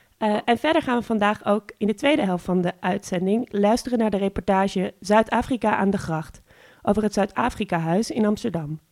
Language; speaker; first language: Dutch; native; Dutch